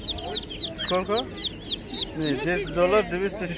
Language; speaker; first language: Russian; non-native, learner; Turkish